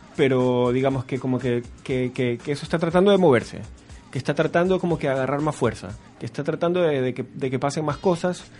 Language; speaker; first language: Spanish; native; Spanish